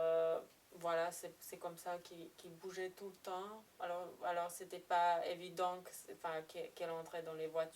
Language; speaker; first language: French; non-native, fluent; Serbian